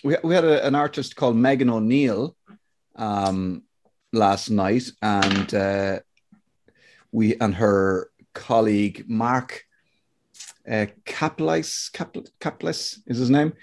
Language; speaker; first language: English; native; English